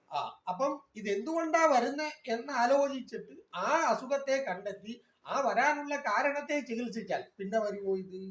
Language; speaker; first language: Malayalam; non-native, local second language; Tamil